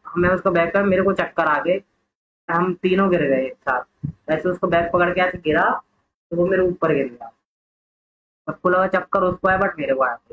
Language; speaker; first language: Hindi; native; Hindi